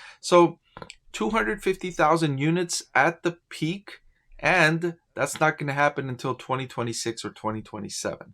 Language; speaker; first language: English; native; English